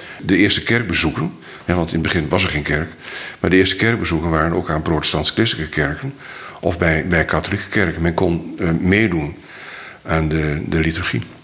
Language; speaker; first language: Dutch; native; Dutch